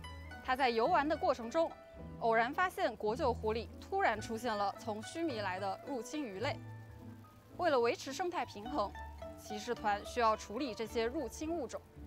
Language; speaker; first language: Chinese; native; Chinese